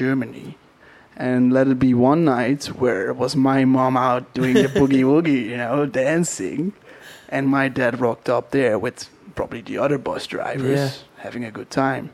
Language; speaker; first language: English; non-native, fluent; Dutch